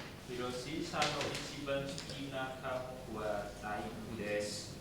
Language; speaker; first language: Japanese; non-native, learner; Indonesian